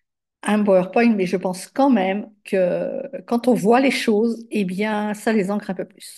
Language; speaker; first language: French; native; French